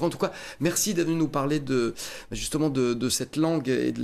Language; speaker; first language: French; native; French